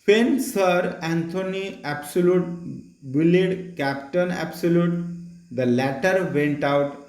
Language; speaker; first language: English; non-native, local second language; Marathi